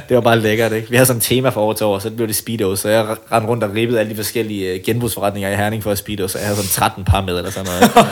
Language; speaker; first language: Danish; native; Danish